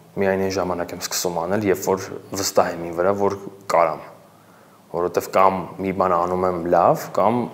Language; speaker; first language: Armenian; native; Armenian